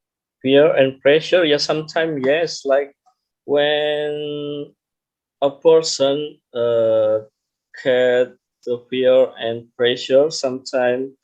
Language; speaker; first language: English; non-native, learner; Indonesian